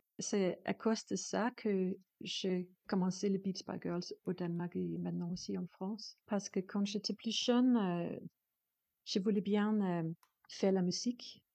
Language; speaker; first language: French; non-native, learner; Danish